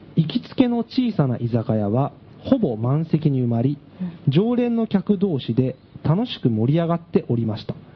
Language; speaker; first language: Japanese; native; Japanese